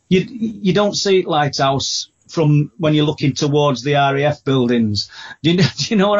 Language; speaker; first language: English; native; English